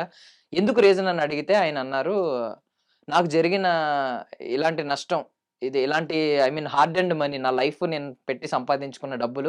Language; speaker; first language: Telugu; native; Telugu